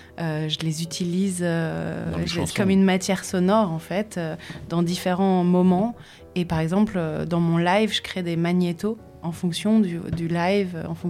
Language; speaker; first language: French; native; French